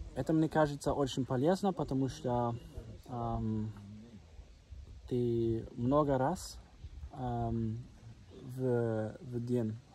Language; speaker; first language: Russian; non-native, learner; German